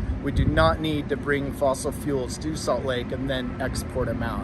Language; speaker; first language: English; native; English